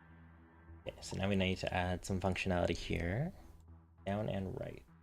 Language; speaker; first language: English; native; English